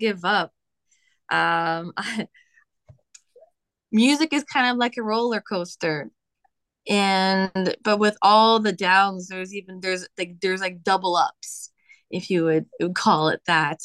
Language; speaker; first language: English; native; English